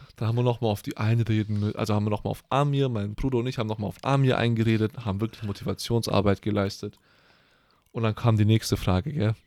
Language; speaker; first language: German; native; German